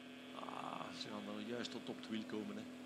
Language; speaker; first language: Dutch; native; Dutch